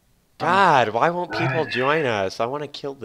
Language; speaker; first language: English; native; English